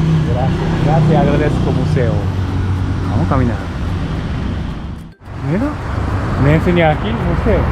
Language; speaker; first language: Spanish; non-native, learner; Japanese